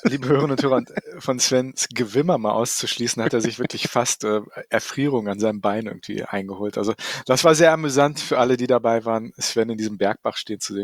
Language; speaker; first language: German; native; German